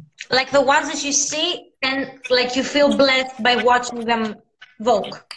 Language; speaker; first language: English; non-native, fluent; Greek